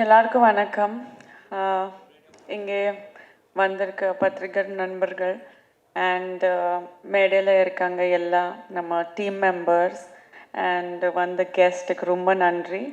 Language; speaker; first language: Tamil; non-native, learner; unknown